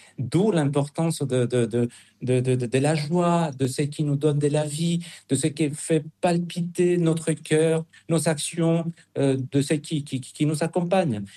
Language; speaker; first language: French; non-native, fluent; Spanish